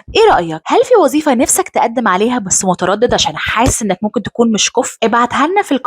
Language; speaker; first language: Arabic; native; Arabic